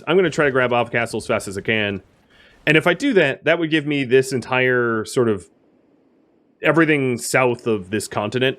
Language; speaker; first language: English; native; English